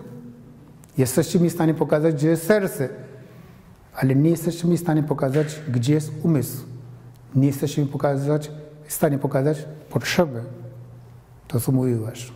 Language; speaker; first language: Polish; non-native, fluent; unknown